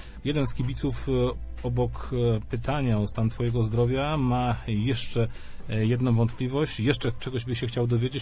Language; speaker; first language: Polish; native; Polish